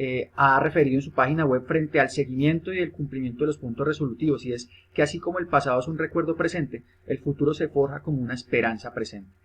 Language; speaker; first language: Spanish; native; Spanish